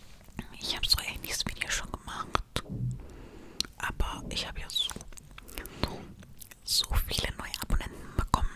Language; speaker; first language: German; non-native, fluent; Estonian